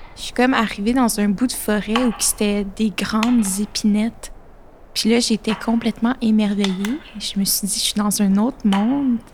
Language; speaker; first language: French; native; French